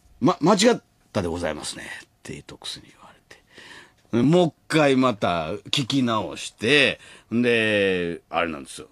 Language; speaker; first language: Japanese; native; Japanese